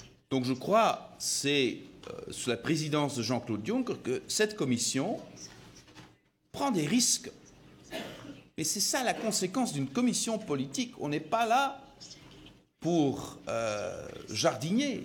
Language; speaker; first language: French; non-native, fluent; Dutch